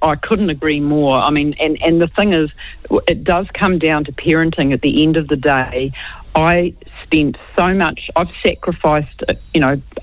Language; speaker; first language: English; native; English